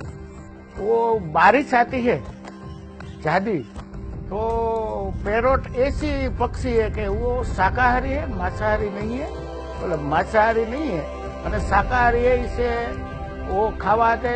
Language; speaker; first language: Hindi; non-native, local second language; Gujarati